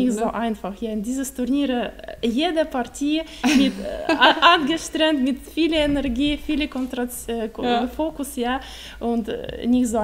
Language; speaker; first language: German; non-native, learner; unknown